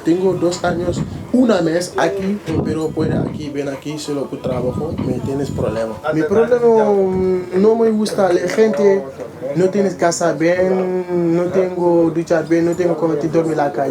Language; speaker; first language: Spanish; non-native, learner; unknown